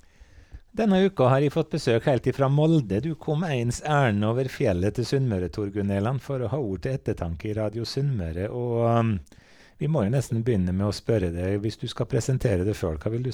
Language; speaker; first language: Norwegian; native; Norwegian